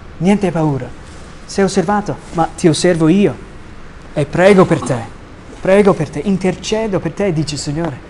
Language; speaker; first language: Italian; non-native, fluent; English